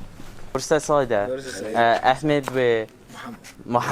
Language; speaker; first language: Arabic; non-native, learner; English